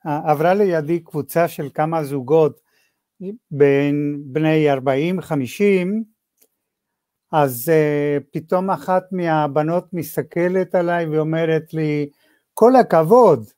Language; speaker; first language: Hebrew; non-native, fluent; Spanish